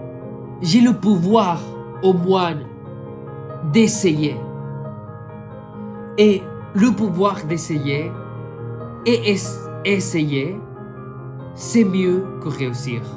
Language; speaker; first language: French; non-native, fluent; Spanish